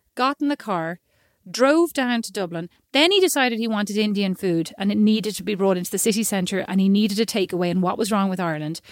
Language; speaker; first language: English; native; English